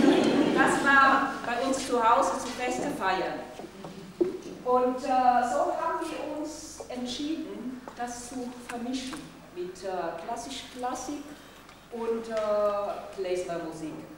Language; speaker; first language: German; non-native, fluent; Hebrew